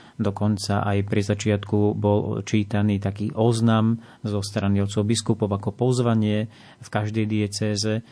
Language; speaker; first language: Slovak; native; Slovak